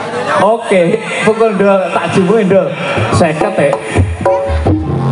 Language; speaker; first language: Indonesian; non-native, local second language; Javanese